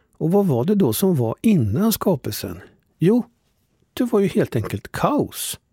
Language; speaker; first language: Swedish; native; Swedish